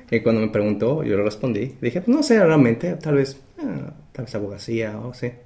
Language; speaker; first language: Spanish; native; Spanish